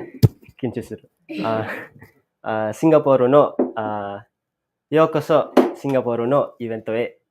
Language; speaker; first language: Japanese; non-native, learner; Malay